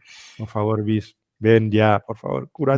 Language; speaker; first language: Spanish; native; Spanish